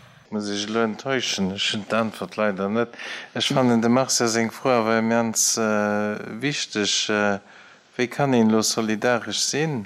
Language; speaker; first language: Luxembourgish; native; Luxembourgish